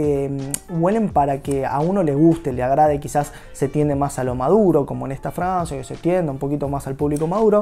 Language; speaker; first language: Spanish; native; Spanish